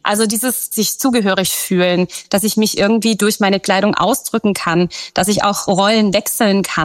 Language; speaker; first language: German; native; German